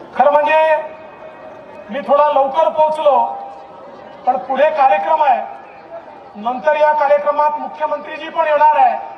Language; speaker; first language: Marathi; non-native, local second language; Lambadi